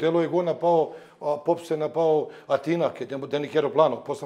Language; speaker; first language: Greek; non-native, fluent; Serbian